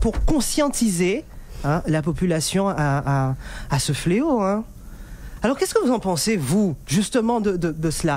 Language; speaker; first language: French; native; French